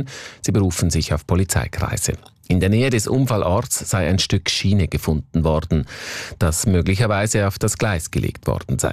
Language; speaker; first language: German; native; German